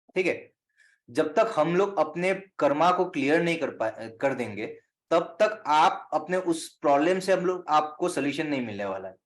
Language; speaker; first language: Hindi; non-native, local second language; Assamese